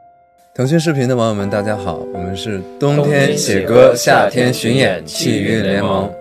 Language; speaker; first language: Chinese; native; Chinese